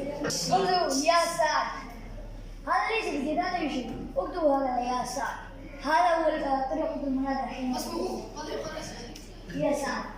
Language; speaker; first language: Arabic; non-native, learner; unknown